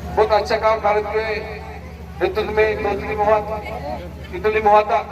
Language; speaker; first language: Hindi; non-native, local second language; Marathi